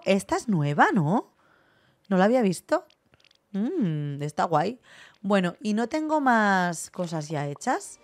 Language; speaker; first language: Spanish; native; Spanish